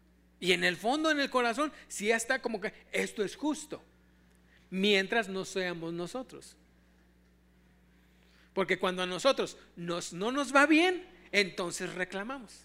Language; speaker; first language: Spanish; native; Spanish